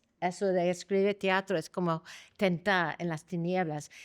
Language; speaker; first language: Spanish; non-native, fluent; English